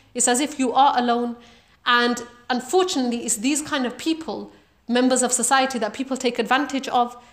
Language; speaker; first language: English; native; English